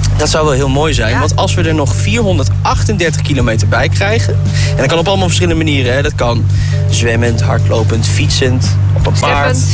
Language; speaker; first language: Dutch; native; Dutch